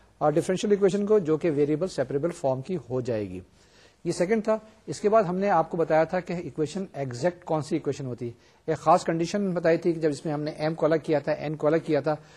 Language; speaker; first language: Urdu; native; Urdu